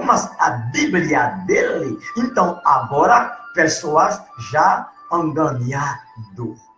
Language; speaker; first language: Portuguese; non-native, learner; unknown